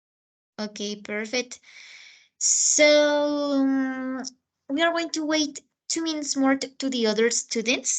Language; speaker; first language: English; non-native, fluent; Spanish